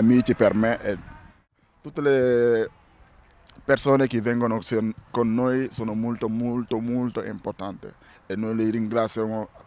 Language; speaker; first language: Italian; non-native, learner; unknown